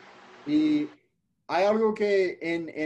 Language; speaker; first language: Spanish; early bilingual, heritage; English